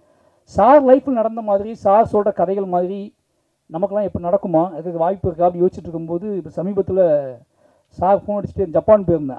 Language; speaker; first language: Tamil; native; Tamil